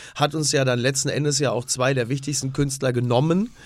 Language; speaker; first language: German; native; German